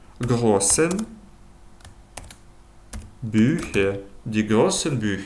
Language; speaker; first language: German; non-native, fluent; Ukrainian